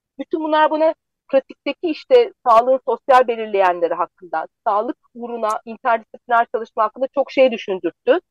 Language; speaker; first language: Turkish; native; Turkish